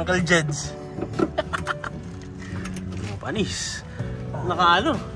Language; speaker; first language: Filipino; native; Filipino